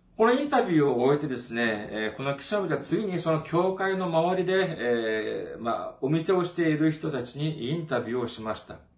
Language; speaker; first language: Japanese; non-native, fluent; Korean